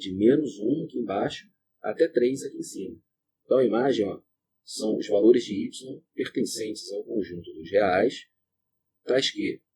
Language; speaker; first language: Portuguese; native; Portuguese